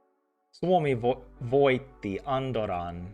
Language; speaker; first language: Finnish; non-native, learner; English